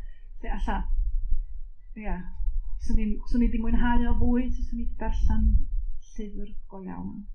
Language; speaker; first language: Welsh; native; Welsh